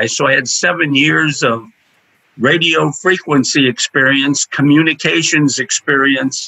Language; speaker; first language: English; native; English